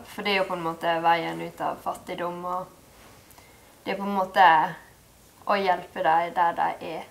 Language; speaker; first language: Norwegian; native; Norwegian